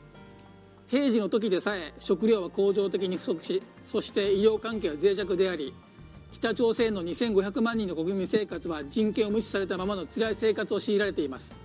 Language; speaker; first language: Japanese; native; Japanese